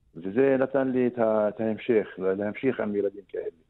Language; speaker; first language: Hebrew; native; Hebrew